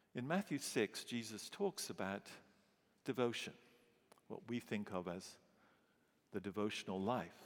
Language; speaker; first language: English; native; English